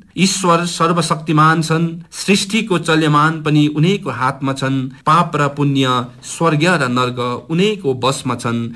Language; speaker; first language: Nepali; native; Nepali